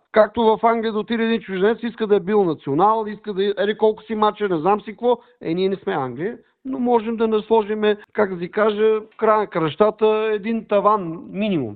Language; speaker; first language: Bulgarian; native; Bulgarian